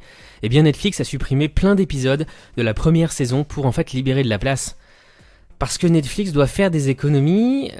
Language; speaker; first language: French; native; French